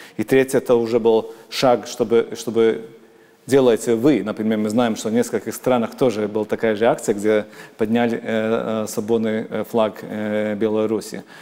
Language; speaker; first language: Russian; non-native, local second language; Latvian